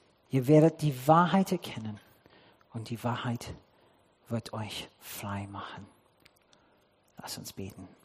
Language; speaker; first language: German; non-native, fluent; English